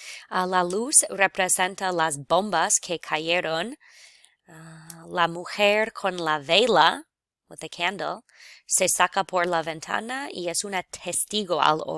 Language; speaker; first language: Spanish; non-native, fluent; English